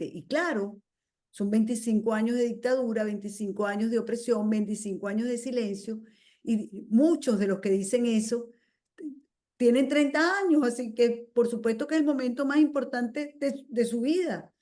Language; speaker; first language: Spanish; native; Spanish